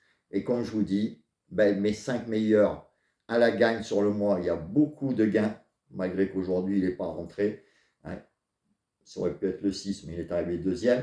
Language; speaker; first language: French; native; French